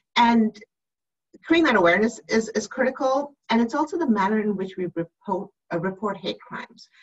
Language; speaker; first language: English; native; English